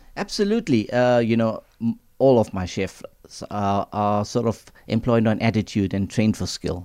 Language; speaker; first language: English; native; English